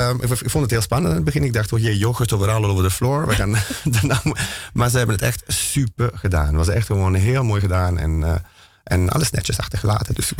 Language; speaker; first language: Dutch; non-native, fluent; Italian